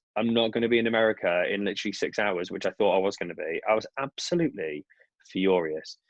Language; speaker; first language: English; native; English